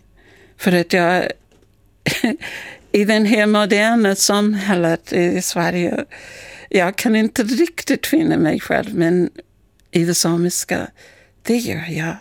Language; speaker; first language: Swedish; non-native, fluent; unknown